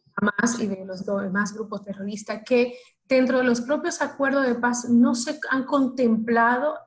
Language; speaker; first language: Spanish; native; Spanish